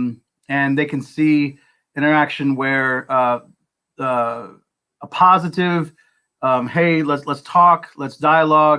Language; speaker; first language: English; native; English